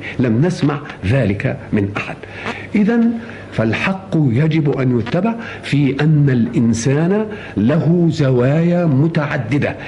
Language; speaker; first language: Arabic; native; Arabic